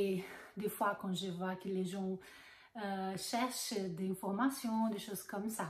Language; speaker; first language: French; non-native, fluent; Portuguese